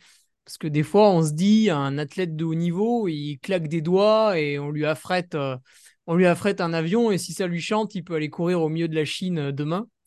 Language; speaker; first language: French; native; French